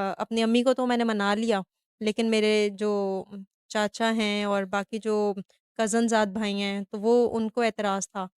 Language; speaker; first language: Urdu; non-native, local second language; Sindhi